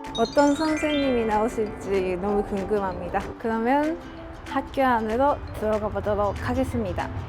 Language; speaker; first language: Korean; early bilingual, heritage; Korean